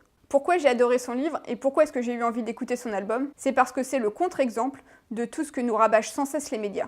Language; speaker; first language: French; native; French